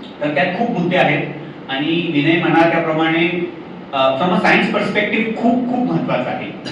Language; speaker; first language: Marathi; non-native, local second language; Hindi